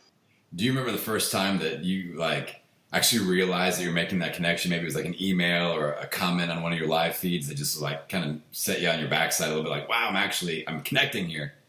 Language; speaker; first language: English; native; English